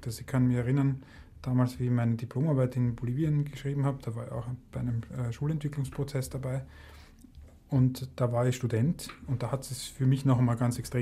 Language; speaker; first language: German; native; German